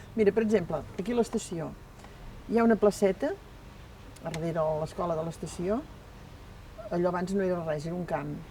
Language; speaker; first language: Catalan; native; Catalan